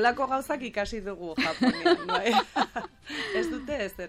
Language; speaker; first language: Basque; non-native, local second language; Spanish